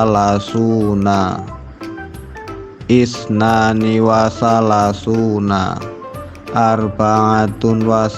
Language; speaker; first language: Arabic; non-native, fluent; Indonesian